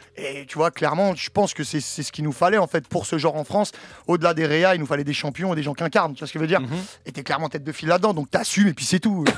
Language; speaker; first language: French; early bilingual, other home language; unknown